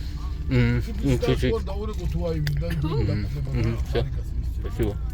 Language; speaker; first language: Russian; native; Russian